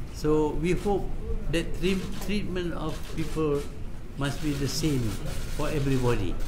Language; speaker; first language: English; non-native, local second language; Malay